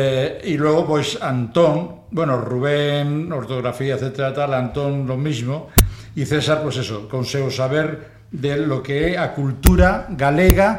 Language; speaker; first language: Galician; non-native, local second language; Spanish